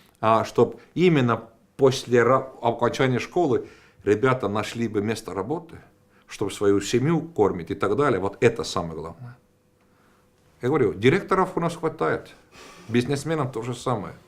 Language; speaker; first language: Russian; non-native, fluent; Estonian